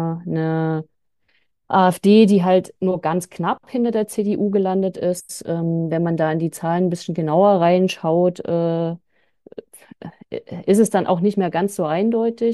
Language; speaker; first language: German; native; German